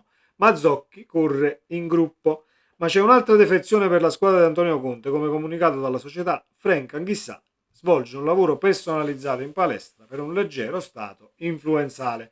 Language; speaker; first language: Italian; native; Italian